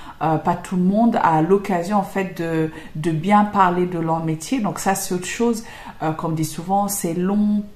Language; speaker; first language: French; non-native, fluent; English